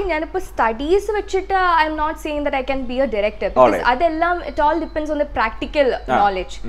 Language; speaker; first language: Malayalam; native; Malayalam